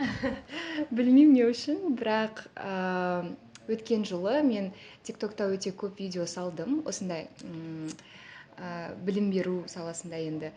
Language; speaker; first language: Kazakh; non-native, local second language; Russian